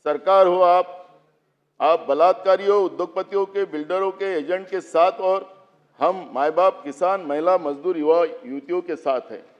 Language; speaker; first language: Hindi; non-native, local second language; Marathi